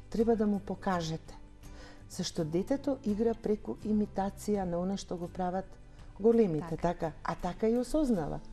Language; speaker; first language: Macedonian; native; Macedonian